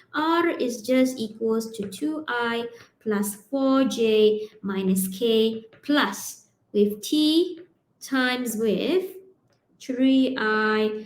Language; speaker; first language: English; non-native, local second language; Malay